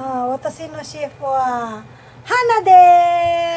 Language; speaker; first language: Japanese; non-native, learner; Cebuano